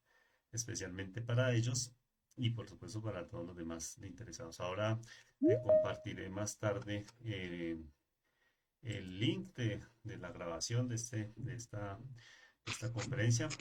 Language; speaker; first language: Spanish; native; Spanish